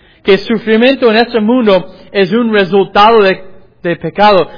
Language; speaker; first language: Spanish; non-native, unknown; English